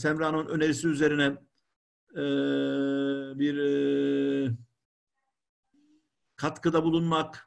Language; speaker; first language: Turkish; native; Turkish